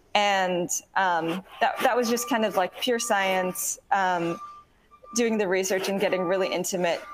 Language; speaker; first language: English; native; English